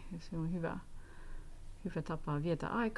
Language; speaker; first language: Finnish; non-native, learner; English